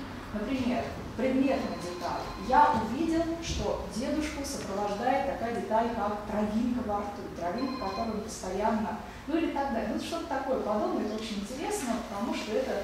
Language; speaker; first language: Russian; native; Russian